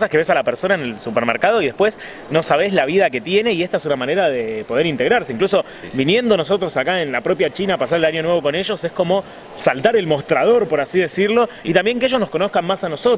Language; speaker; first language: Spanish; native; Spanish